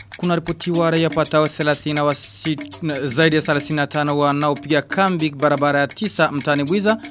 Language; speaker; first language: Swahili; non-native, local second language; Rundi